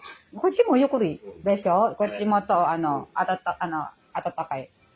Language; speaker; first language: Japanese; non-native, learner; Filipino